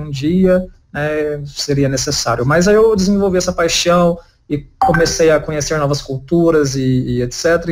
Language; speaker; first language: Portuguese; native; Portuguese